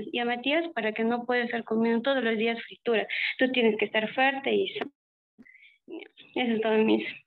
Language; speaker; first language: Spanish; native; Spanish